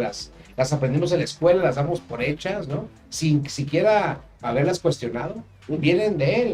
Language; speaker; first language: Spanish; native; Spanish